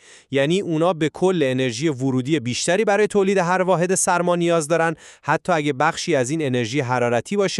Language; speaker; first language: Persian; native; Persian